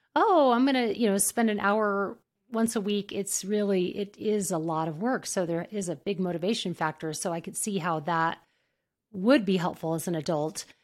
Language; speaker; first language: English; native; English